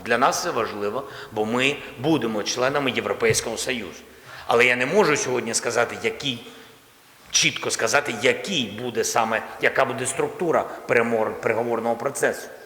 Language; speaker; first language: Ukrainian; non-native, local second language; Russian